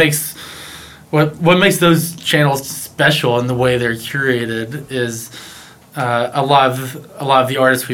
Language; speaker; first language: English; native; English